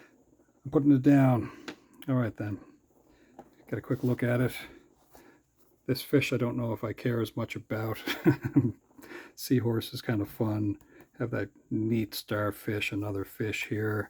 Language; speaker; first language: English; native; English